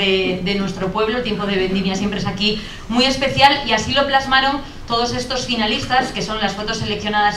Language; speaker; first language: Spanish; native; Spanish